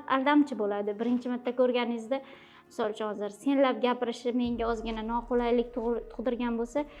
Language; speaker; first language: Uzbek; native; Uzbek